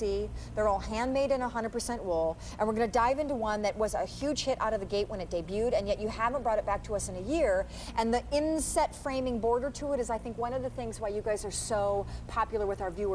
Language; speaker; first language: English; native; English